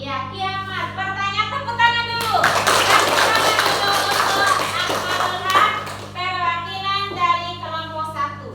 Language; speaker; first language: Indonesian; native; Indonesian